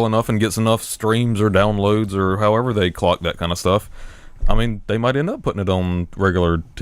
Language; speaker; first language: English; native; English